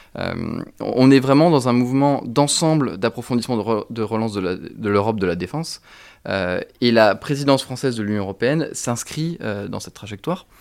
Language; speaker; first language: French; native; French